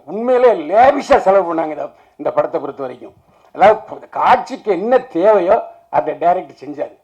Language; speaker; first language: Tamil; native; Tamil